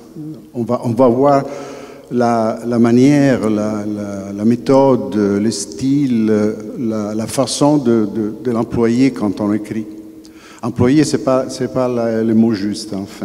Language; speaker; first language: French; non-native, fluent; Italian